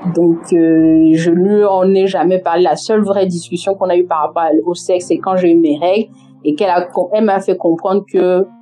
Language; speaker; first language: French; native; French